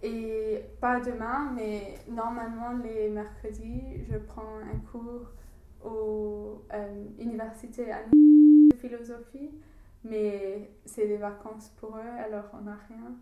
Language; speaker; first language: French; non-native, learner; English